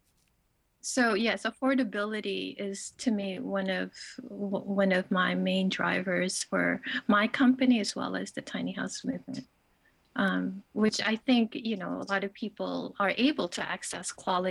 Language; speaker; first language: English; early bilingual, other home language; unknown